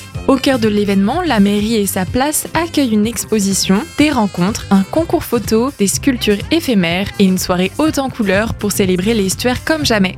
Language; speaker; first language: French; native; French